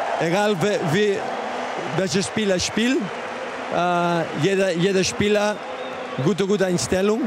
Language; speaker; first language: German; non-native, learner; Spanish